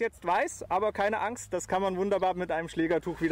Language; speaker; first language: German; native; German